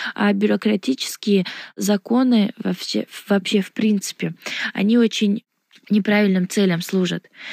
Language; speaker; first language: Russian; non-native, local second language; Uzbek